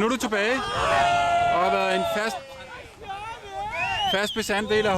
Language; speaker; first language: Danish; early bilingual, other home language; Urdu